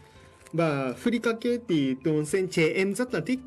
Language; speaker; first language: Vietnamese; non-native, fluent; Japanese